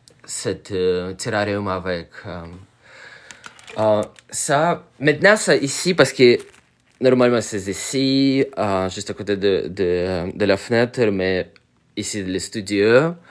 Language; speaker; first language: French; non-native, learner; Russian